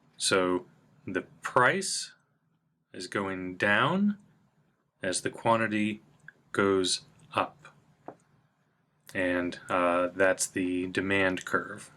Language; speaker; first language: English; native; English